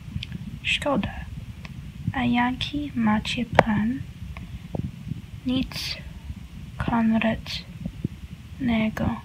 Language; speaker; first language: Polish; non-native, learner; English